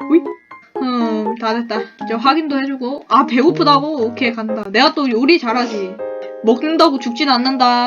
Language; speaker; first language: Korean; native; Korean